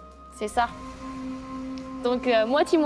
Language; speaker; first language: French; non-native, learner; Chinese